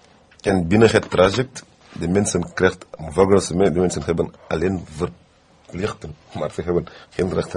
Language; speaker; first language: Dutch; non-native, fluent; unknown